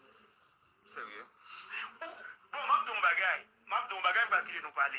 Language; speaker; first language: Haitian Creole; native; Haitian Creole